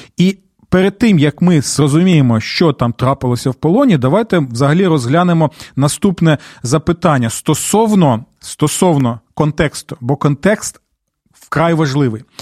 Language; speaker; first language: Ukrainian; non-native, local second language; Russian